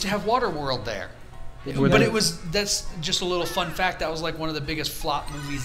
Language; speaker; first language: English; native; English